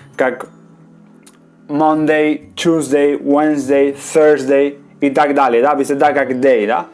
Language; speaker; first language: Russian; non-native, learner; Spanish